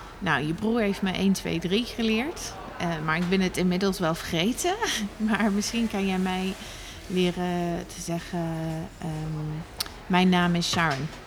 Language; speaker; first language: Dutch; non-native, fluent; English